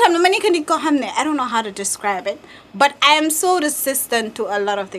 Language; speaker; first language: English; non-native, local second language; Wolof